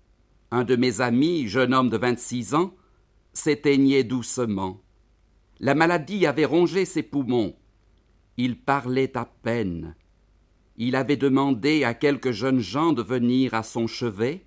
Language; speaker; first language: French; native; French